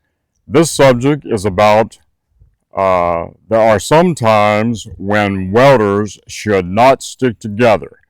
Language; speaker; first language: English; native; English